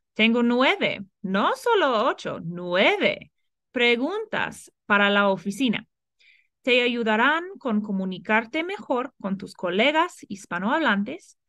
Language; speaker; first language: Spanish; non-native, fluent; English